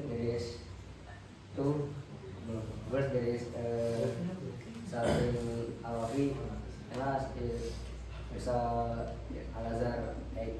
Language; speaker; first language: English; non-native, learner; Indonesian